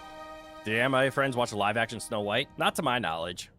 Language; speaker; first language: English; native; English